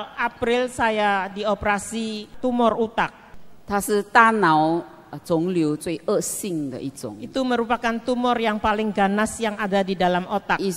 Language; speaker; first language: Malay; non-native, local second language; Chinese